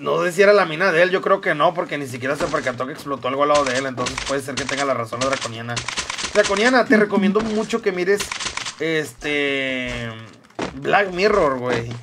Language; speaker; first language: Spanish; native; Spanish